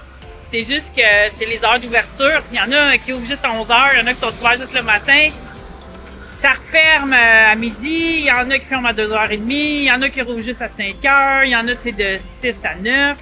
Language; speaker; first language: French; native; French